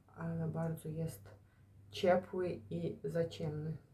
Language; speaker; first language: Polish; non-native, fluent; Ukrainian